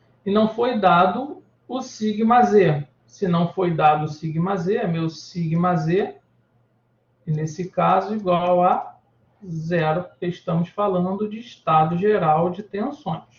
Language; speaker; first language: Portuguese; native; Portuguese